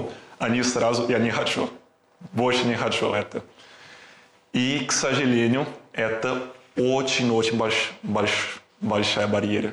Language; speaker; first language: Russian; non-native, fluent; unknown